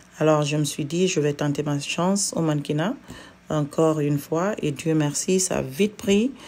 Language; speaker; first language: French; non-native, local second language; Fula